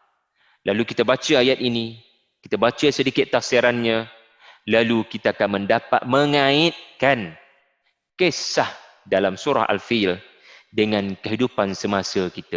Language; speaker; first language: Malay; native; Malay